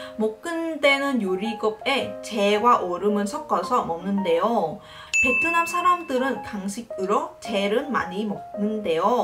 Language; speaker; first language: Korean; non-native, local second language; Vietnamese